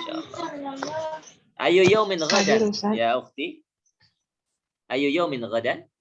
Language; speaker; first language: Arabic; non-native, fluent; Indonesian